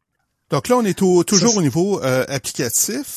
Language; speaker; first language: French; native; French